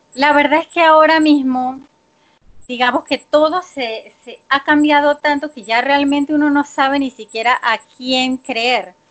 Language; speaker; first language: Spanish; native; Spanish